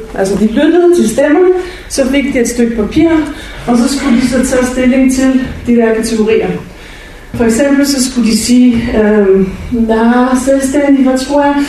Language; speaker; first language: Danish; non-native, fluent; Bulgarian